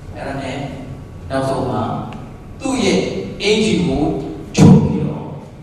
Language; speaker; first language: Burmese; non-native, local second language; Tedim Chin